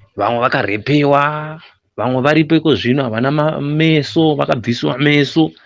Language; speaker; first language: Shona; non-native, local second language; North Ndebele